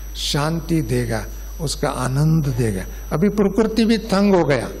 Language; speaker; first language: Hindi; non-native, local second language; Kannada